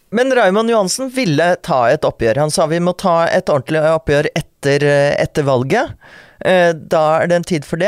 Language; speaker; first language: Norwegian; native; Norwegian